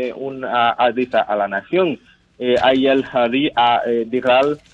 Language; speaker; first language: Spanish; non-native, learner; Haitian Creole